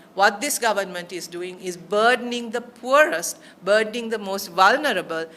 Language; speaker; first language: English; non-native, local second language; Sinhala